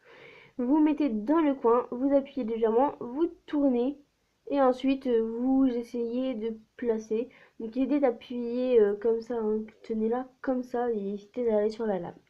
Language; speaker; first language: French; native; French